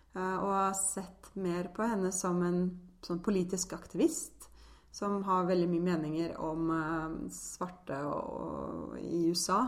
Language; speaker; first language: Norwegian; early bilingual, other home language; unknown